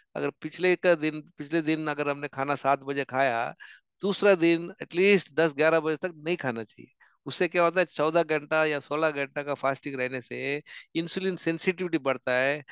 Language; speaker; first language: Hindi; non-native, local second language; Telugu